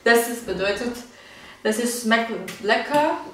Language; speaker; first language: German; non-native, learner; Indonesian